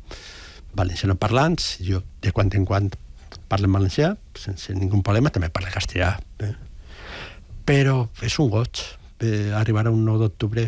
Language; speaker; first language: Catalan; early bilingual, other home language; Spanish